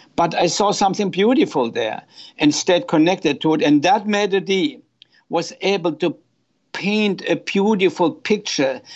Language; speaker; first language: English; non-native, fluent; German